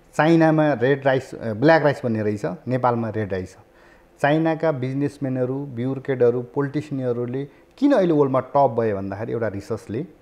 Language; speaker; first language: Nepali; native; Nepali